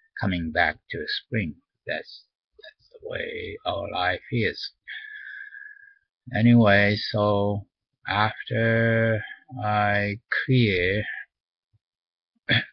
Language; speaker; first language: English; non-native, learner; Japanese